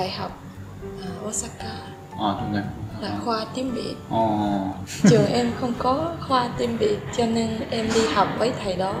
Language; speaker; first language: Vietnamese; non-native, fluent; Japanese